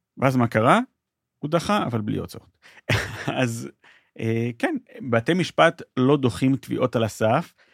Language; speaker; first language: Hebrew; native; Hebrew